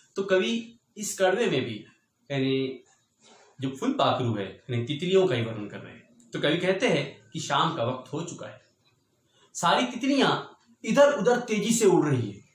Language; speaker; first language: Hindi; non-native, local second language; Marathi